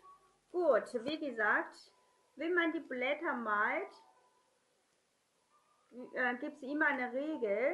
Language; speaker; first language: German; non-native, learner; Chinese